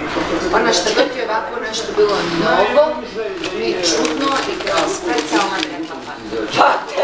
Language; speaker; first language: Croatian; early bilingual, heritage; Croatian